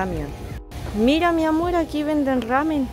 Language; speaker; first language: Spanish; native; Spanish